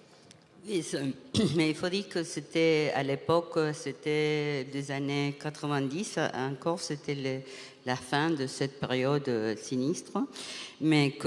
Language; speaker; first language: French; non-native, fluent; Spanish